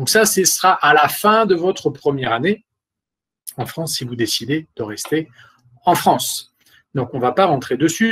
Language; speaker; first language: French; native; French